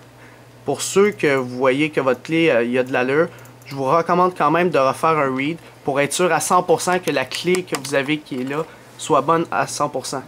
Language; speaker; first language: French; native; French